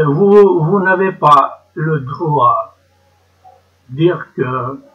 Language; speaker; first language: French; non-native, learner; Ukrainian